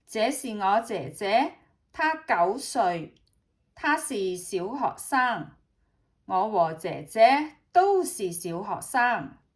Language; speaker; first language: Chinese; non-native, learner; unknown